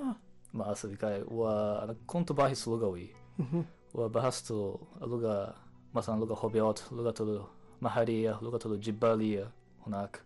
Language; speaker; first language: Arabic; non-native, learner; Japanese